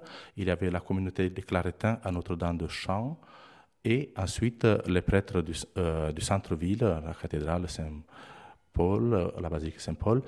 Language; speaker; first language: French; non-native, fluent; Romanian